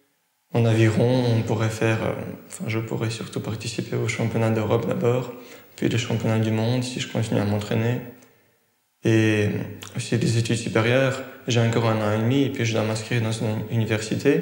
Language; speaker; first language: French; early bilingual, other home language; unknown